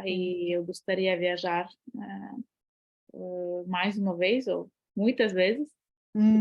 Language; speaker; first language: Portuguese; non-native, fluent; Ukrainian